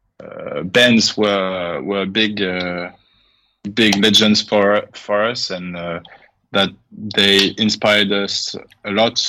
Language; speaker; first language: English; non-native, fluent; French